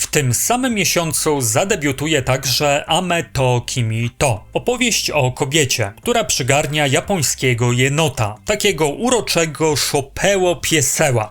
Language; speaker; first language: Polish; native; Polish